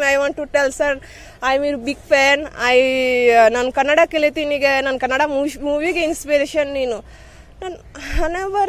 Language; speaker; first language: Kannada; non-native, local second language; Bangla